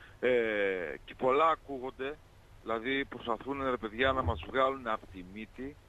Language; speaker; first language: Greek; native; Greek